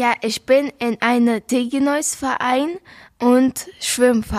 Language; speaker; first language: German; non-native, learner; Ukrainian